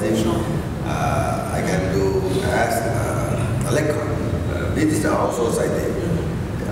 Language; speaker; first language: English; non-native, learner; Thai